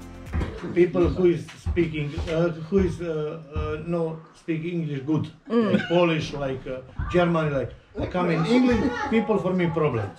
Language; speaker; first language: English; non-native, learner; Croatian